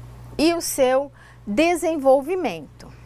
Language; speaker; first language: Portuguese; native; Portuguese